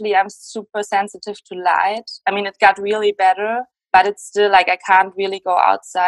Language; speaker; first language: English; non-native, fluent; German